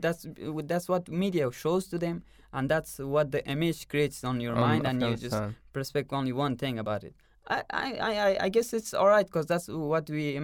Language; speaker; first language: English; non-native, learner; Persian